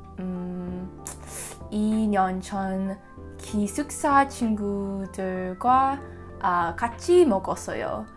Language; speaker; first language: Korean; non-native, learner; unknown